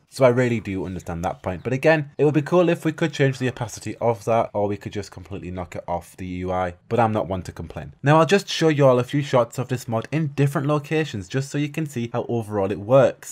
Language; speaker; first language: English; native; English